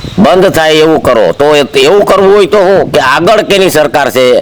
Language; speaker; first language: Gujarati; native; Gujarati